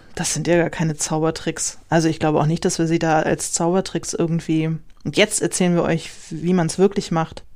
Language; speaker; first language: German; native; German